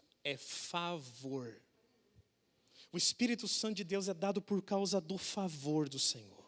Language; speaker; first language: Portuguese; native; Portuguese